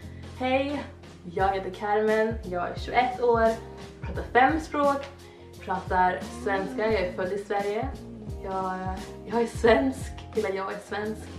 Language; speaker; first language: Swedish; early bilingual, other home language; French